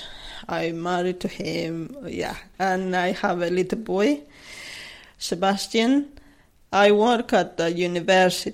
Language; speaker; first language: English; non-native, learner; Spanish